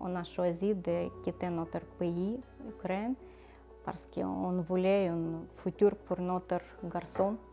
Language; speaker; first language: French; non-native, learner; Ukrainian